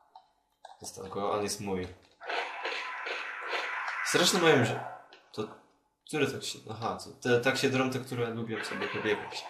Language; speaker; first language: Polish; native; Polish